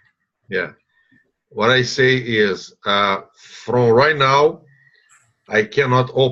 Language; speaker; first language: English; non-native, fluent; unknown